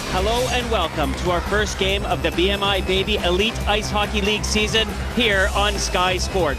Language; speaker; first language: English; native; English